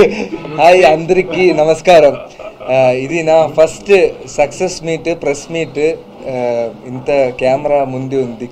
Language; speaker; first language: Telugu; non-native, learner; Malayalam